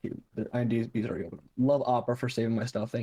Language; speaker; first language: English; native; English